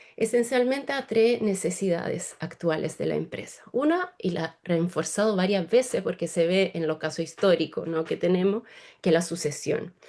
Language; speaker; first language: Spanish; non-native, fluent; Italian